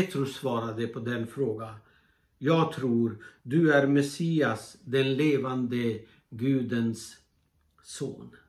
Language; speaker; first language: Swedish; non-native, fluent; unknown